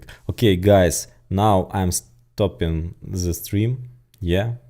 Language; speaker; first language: English; non-native, learner; Ukrainian